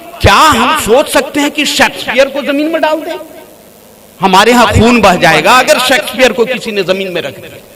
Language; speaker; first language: Urdu; native; Urdu